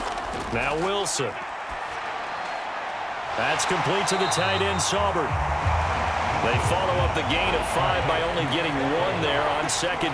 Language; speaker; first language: English; native; English